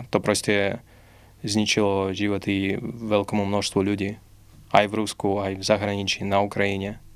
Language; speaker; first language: Slovak; non-native, fluent; Russian